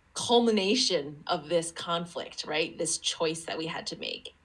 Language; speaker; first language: English; early bilingual, other home language; Chinese